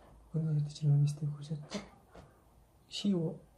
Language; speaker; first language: Korean; non-native, fluent; Kazakh